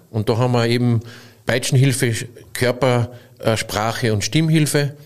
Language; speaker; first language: German; native; German